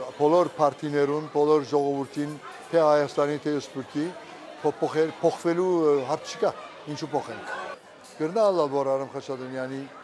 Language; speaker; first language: Armenian; early bilingual, heritage; Armenian